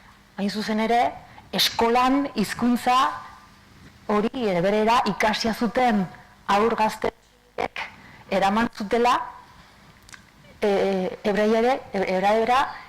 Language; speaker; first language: Basque; native; Basque